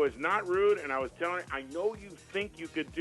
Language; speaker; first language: English; native; English